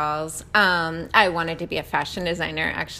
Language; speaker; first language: English; native; English